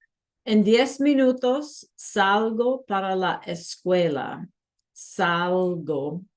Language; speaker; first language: Spanish; non-native, fluent; English